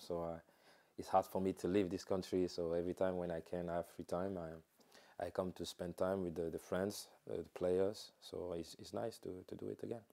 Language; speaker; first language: English; non-native, fluent; French